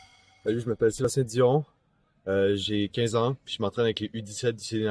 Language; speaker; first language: French; native; French